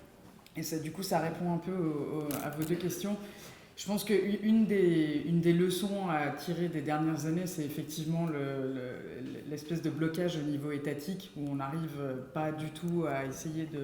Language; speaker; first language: French; native; French